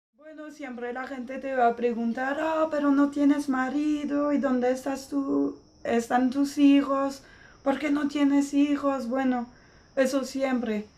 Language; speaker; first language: Spanish; non-native, fluent; French